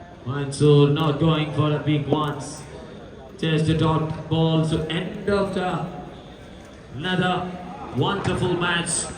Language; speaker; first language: English; non-native, local second language; Malayalam